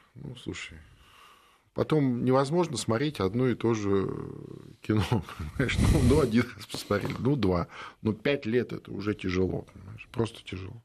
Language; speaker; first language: Russian; native; Russian